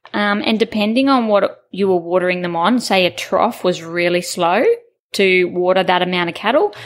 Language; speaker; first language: English; native; English